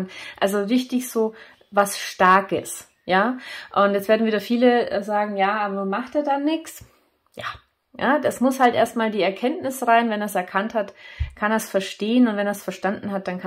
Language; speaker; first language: German; native; German